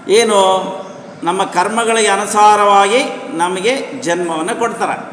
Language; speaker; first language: Kannada; non-native, local second language; Telugu